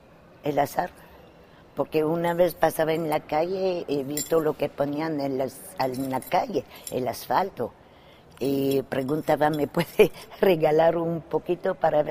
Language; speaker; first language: Spanish; non-native, fluent; French